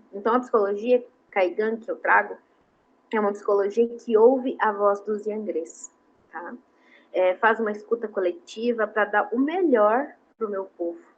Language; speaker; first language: Portuguese; non-native, local second language; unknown